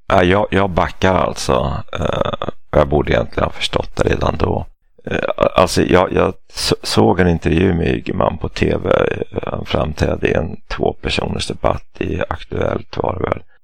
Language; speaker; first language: Swedish; native; Swedish